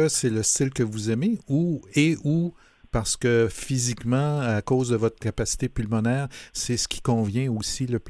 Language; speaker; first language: French; native; French